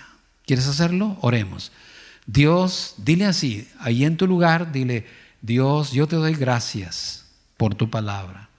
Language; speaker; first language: Spanish; native; Spanish